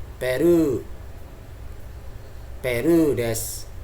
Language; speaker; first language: Japanese; non-native, fluent; Indonesian